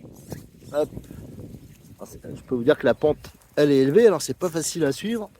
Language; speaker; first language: French; native; French